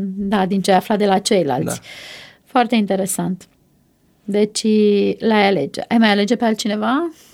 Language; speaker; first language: Romanian; native; Romanian